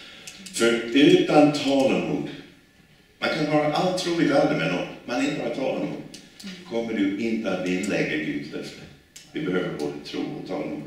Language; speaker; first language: Swedish; non-native, fluent; English